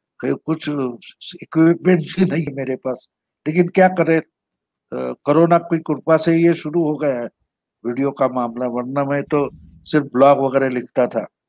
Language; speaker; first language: Hindi; non-native, local second language; Marathi